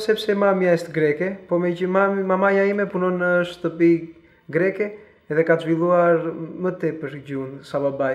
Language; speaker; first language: Albanian; early bilingual, heritage; Albanian